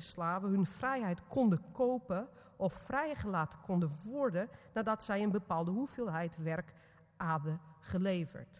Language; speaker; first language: Dutch; non-native, fluent; Portuguese